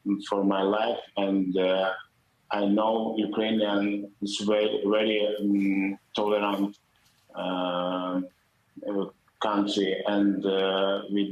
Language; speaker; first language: English; non-native, learner; Ukrainian